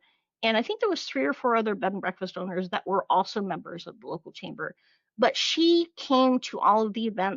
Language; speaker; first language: English; native; English